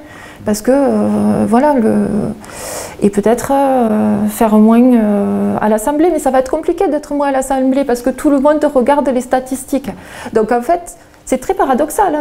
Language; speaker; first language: French; native; French